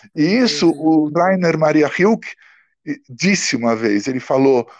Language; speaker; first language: Portuguese; early bilingual, other home language; Italian